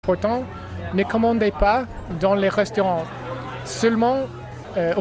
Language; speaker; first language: French; non-native, learner; English